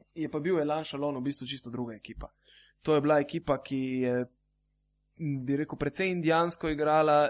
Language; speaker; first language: Slovenian; native; Slovenian